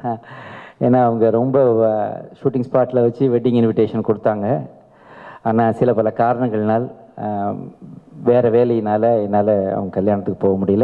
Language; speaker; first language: Tamil; native; Tamil